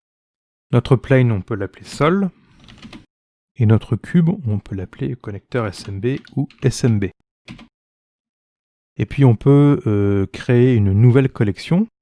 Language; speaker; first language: French; native; French